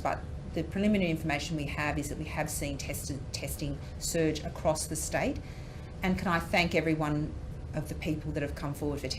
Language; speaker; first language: English; native; English